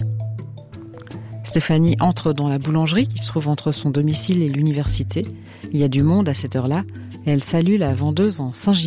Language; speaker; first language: French; native; French